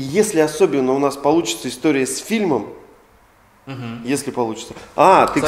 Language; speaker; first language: Russian; native; Russian